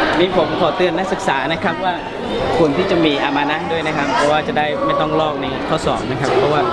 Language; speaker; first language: Thai; native; Thai